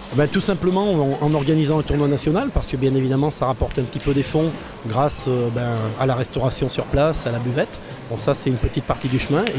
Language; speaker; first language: French; native; French